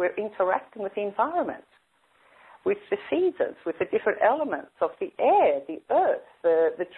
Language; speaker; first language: English; native; English